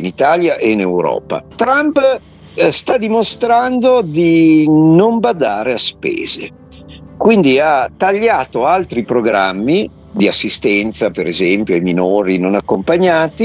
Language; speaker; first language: Italian; native; Italian